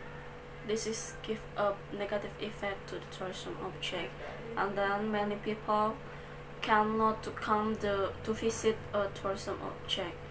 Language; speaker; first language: English; non-native, learner; Balinese